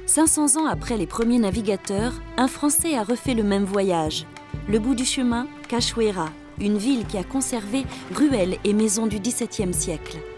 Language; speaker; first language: French; native; French